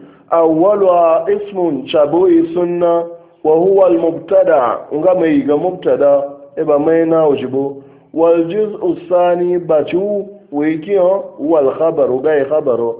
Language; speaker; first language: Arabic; non-native, fluent; Hausa